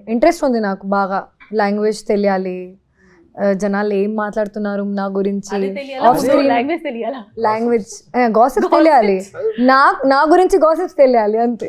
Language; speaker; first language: Telugu; non-native, local second language; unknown